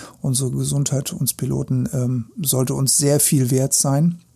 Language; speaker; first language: German; native; German